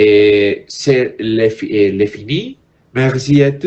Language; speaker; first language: French; non-native, learner; Spanish